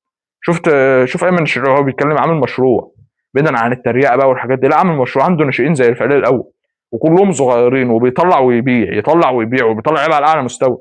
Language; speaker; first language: Arabic; native; Arabic